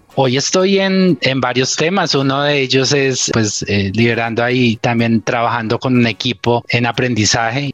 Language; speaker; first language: Spanish; native; Spanish